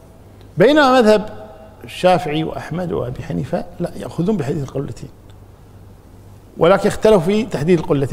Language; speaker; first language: Arabic; native; Arabic